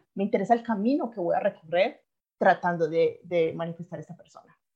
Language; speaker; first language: Spanish; native; Spanish